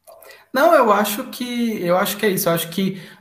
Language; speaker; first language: Portuguese; native; Portuguese